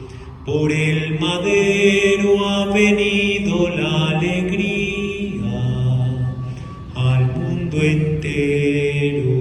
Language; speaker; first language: Spanish; native; Spanish